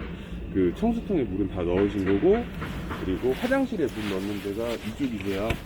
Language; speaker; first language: Korean; native; Korean